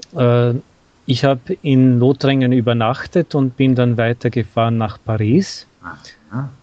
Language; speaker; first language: German; native; German